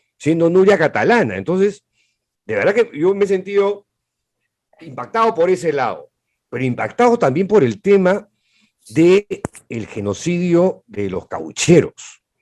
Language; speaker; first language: Spanish; native; Spanish